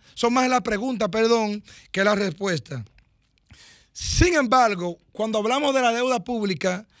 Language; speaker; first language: Spanish; native; Spanish